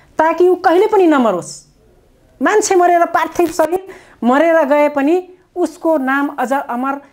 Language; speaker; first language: Nepali; non-native, local second language; Dangaura Tharu